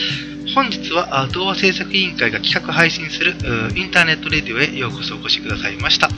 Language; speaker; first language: Japanese; native; Japanese